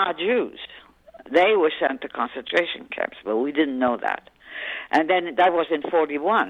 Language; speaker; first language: English; early bilingual, other home language; French